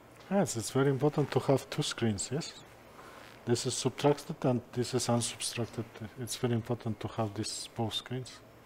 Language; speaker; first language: English; non-native, fluent; Kazakh